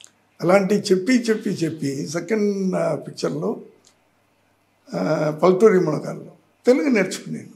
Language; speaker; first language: Telugu; non-native, learner; Tamil